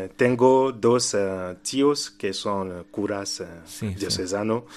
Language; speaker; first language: Spanish; non-native, learner; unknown